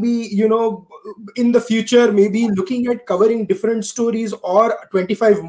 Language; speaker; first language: English; non-native, local second language; Gujarati